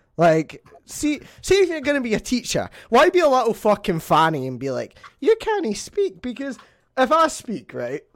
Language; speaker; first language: English; native; English